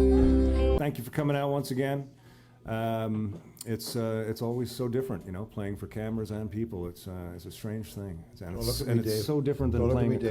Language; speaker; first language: English; native; English